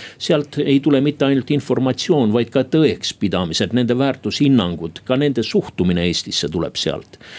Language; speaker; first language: Estonian; native; Estonian